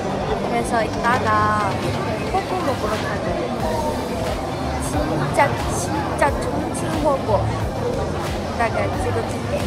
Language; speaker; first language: Korean; non-native, learner; Chinese